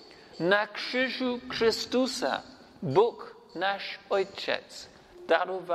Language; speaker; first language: Polish; non-native, learner; English